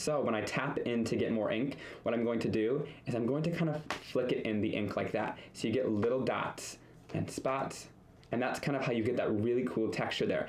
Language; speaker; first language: English; native; English